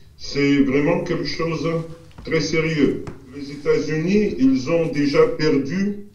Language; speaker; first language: French; non-native, fluent; Russian